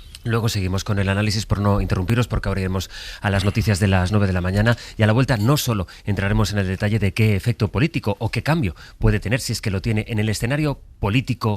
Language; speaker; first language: Spanish; native; Spanish